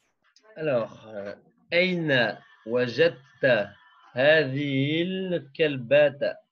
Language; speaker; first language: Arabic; non-native, learner; French